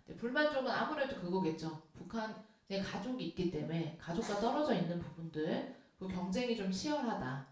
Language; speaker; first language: Korean; native; Korean